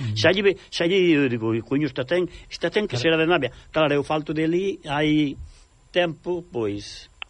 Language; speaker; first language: Galician; native; Galician